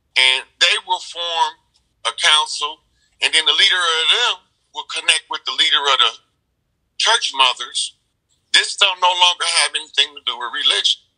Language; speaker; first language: English; native; English